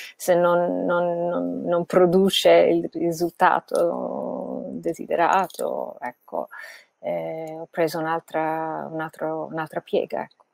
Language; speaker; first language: Italian; non-native, fluent; Bangla